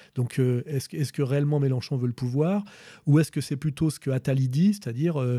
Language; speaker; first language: French; native; French